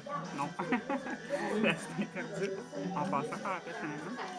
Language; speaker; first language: French; native; French